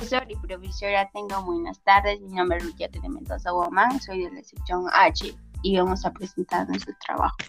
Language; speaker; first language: Spanish; native; Spanish